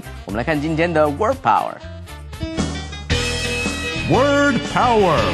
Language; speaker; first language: Chinese; native; Chinese